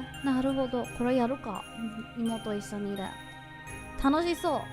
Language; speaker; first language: Japanese; non-native, learner; English